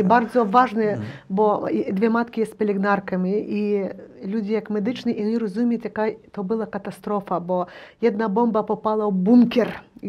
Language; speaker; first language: Polish; non-native, learner; Ukrainian